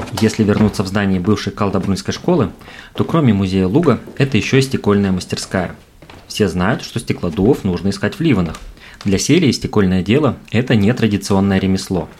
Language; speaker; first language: Russian; native; Russian